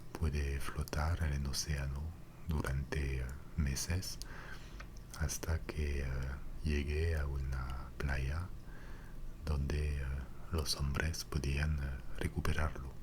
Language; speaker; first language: Spanish; non-native, fluent; French